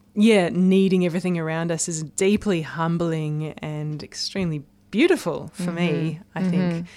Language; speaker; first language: English; native; English